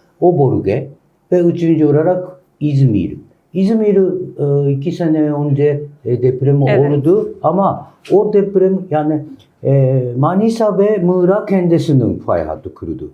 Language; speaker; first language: Turkish; non-native, learner; Japanese